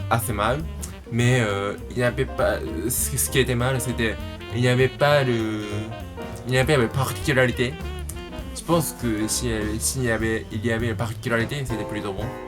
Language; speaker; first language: French; non-native, learner; Japanese